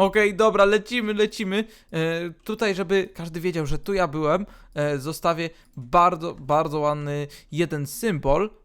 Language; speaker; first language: Polish; native; Polish